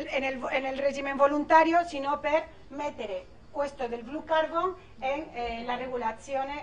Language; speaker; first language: Italian; non-native, learner; Spanish